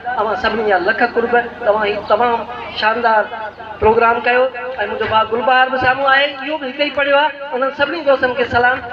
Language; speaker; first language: Sindhi; native; Sindhi